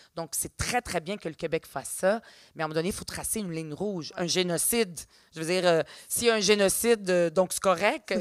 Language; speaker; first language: French; early bilingual, other home language; Arabic